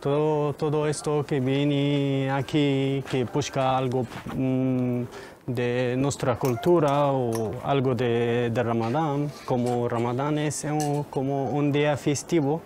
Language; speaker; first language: Spanish; non-native, learner; Arabic